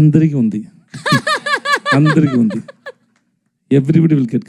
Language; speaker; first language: Telugu; non-native, learner; Tamil